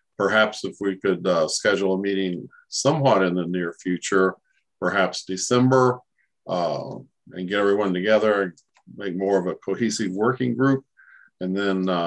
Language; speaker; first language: English; native; English